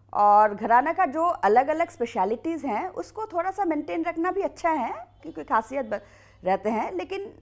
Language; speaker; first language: Hindi; native; Hindi